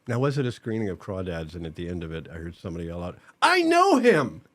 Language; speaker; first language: English; native; English